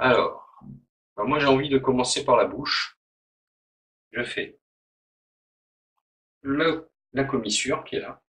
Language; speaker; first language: French; native; French